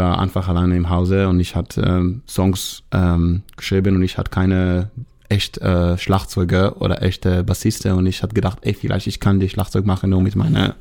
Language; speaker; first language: German; non-native, learner; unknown